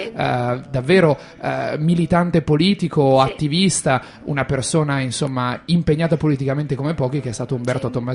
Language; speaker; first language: Italian; native; Italian